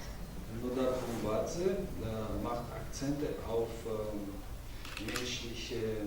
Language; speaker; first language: German; non-native, learner; Georgian